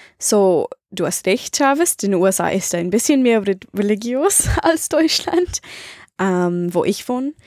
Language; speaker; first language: German; non-native, learner; English